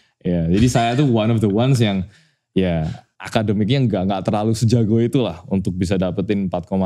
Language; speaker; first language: Indonesian; native; Indonesian